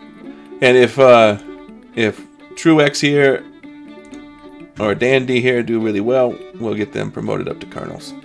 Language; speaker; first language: English; native; English